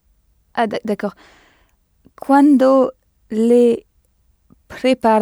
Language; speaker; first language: Italian; non-native, learner; French